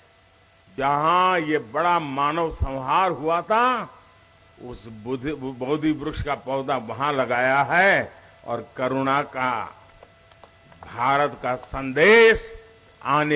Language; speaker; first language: Hindi; non-native, local second language; Gujarati